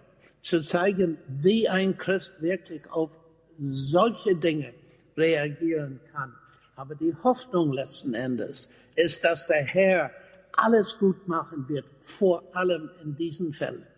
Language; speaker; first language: German; non-native, fluent; English